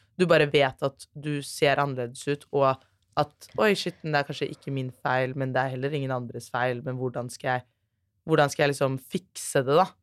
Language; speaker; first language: Norwegian; native; Norwegian